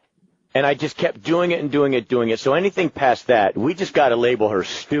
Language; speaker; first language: English; native; English